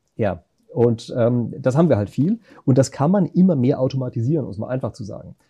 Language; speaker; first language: German; native; German